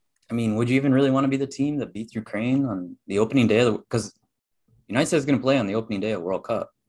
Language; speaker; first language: English; early bilingual, other home language; Spanish